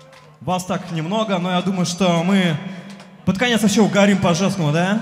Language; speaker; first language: Russian; native; Russian